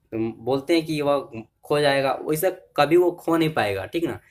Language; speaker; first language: Hindi; native; Hindi